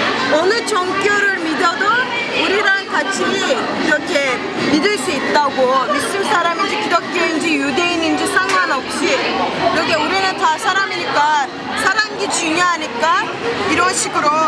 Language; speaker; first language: Korean; non-native, fluent; Turkish